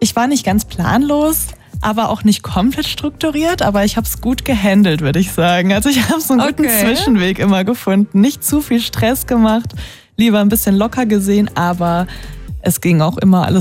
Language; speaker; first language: German; native; German